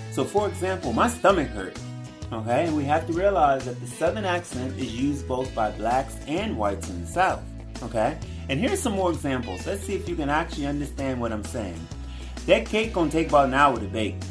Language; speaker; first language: English; native; English